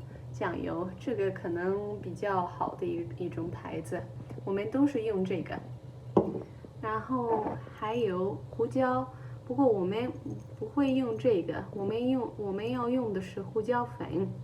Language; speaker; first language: Chinese; early bilingual, heritage; Chinese